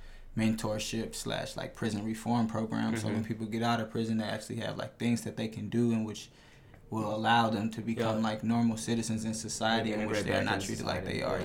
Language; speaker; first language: English; native; English